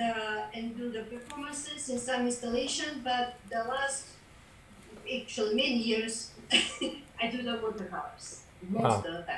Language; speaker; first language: English; non-native, fluent; Macedonian